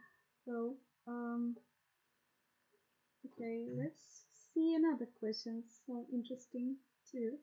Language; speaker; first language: English; non-native, learner; Russian